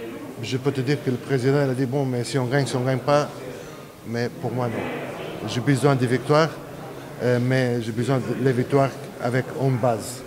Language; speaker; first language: French; non-native, fluent; Portuguese